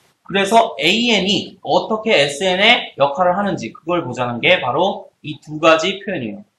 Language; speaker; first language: Korean; native; Korean